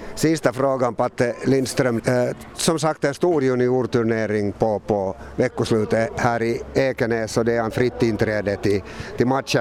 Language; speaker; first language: Swedish; native; Swedish